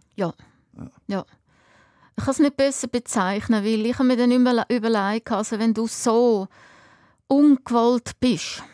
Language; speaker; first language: German; native; German